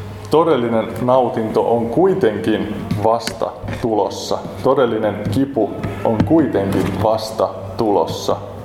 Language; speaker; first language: Finnish; native; Finnish